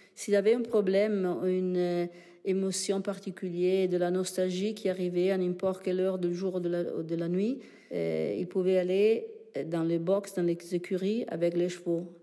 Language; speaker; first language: French; non-native, fluent; Italian